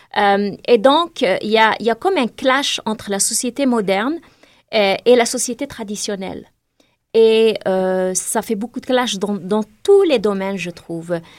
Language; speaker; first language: French; non-native, local second language; Kabyle